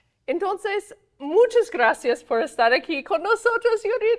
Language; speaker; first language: Spanish; non-native, fluent; English